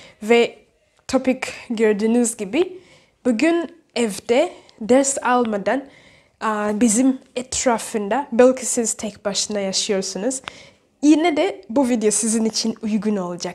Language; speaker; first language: Turkish; non-native, learner; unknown